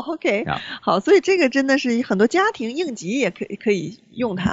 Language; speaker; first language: Chinese; native; Chinese